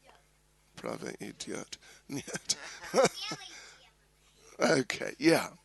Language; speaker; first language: Russian; non-native, learner; English